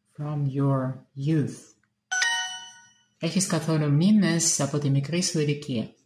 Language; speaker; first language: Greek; non-native, learner; Russian